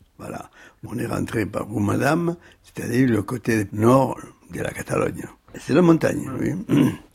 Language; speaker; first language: French; early bilingual, other home language; Spanish